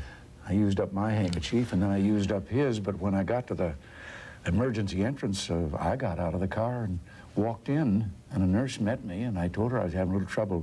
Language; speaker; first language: English; native; English